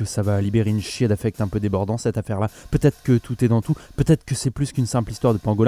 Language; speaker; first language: French; native; French